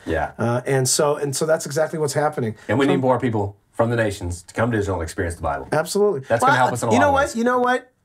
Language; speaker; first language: English; native; English